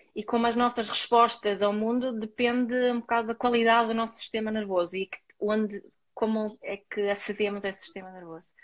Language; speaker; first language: Portuguese; non-native, fluent; Swedish